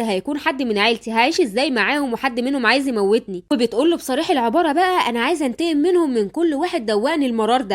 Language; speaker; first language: Arabic; native; Arabic